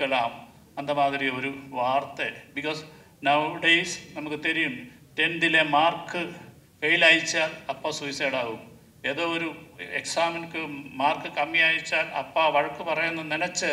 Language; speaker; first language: Tamil; non-native, learner; Malayalam